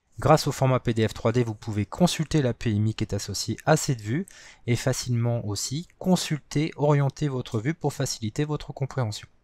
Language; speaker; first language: French; native; French